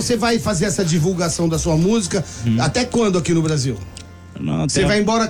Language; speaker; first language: Portuguese; native; Portuguese